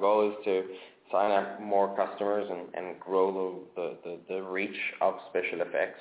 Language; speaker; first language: English; native; English